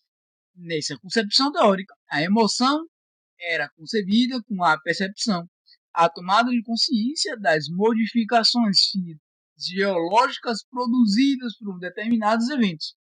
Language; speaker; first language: Portuguese; native; Portuguese